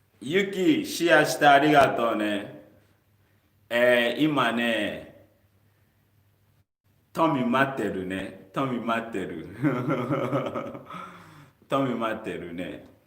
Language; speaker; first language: Japanese; non-native, learner; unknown